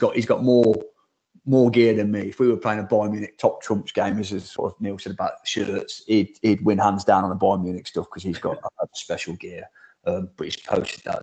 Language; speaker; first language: English; native; English